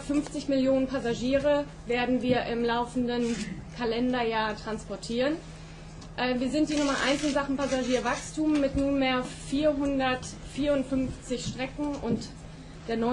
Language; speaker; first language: German; native; German